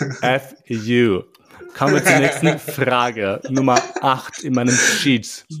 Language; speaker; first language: German; early bilingual, other home language; Albanian